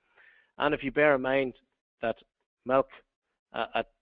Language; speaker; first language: English; native; English